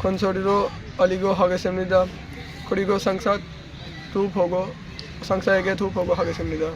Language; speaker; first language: Korean; non-native, learner; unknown